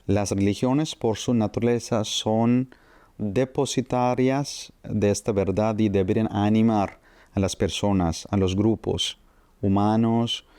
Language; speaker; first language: Spanish; non-native, fluent; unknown